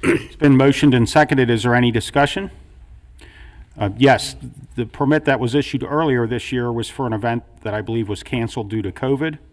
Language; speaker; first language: English; native; English